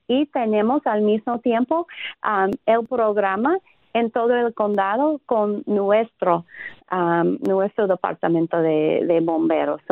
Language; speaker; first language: Spanish; non-native, fluent; English